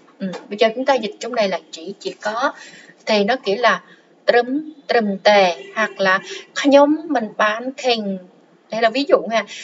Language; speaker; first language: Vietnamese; non-native, local second language; Khmer